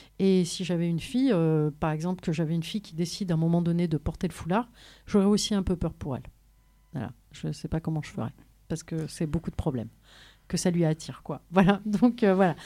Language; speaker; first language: French; early bilingual, other home language; Kabyle